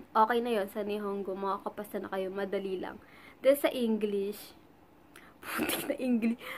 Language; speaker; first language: Filipino; native; Filipino